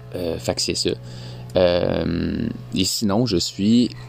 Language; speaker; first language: French; native; French